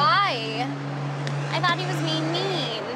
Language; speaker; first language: English; native; English